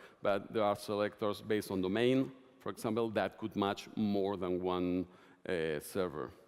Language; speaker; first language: English; non-native, fluent; Spanish